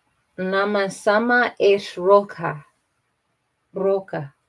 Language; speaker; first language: Spanish; non-native, learner; English